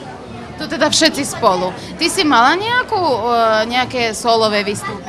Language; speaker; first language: Slovak; native; Slovak